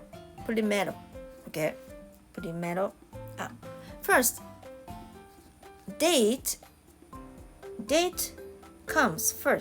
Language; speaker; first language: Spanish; non-native, learner; Japanese